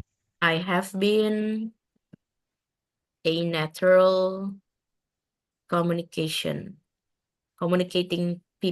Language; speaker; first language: English; non-native, fluent; Indonesian